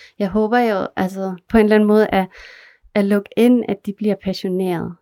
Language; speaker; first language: Danish; non-native, fluent; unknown